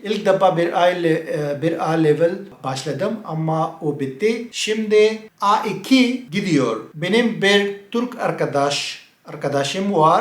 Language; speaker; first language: Turkish; non-native, learner; Pashto